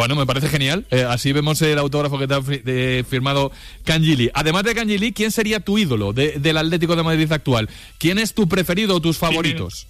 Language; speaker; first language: Spanish; native; Spanish